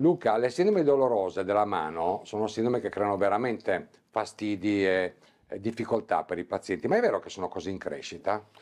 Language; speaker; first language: Italian; native; Italian